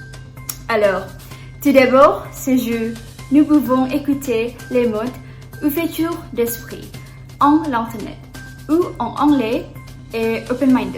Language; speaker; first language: French; non-native, learner; Indonesian